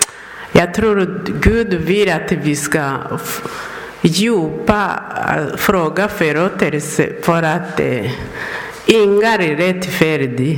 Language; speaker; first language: Swedish; non-native, learner; Persian